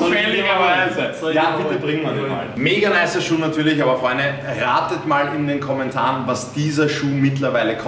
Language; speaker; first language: German; native; German